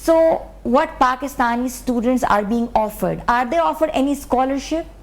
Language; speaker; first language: English; non-native, local second language; Urdu